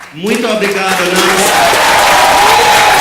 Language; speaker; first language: Portuguese; non-native, learner; English